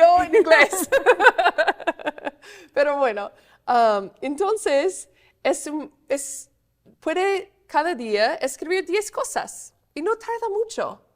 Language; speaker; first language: Spanish; non-native, fluent; English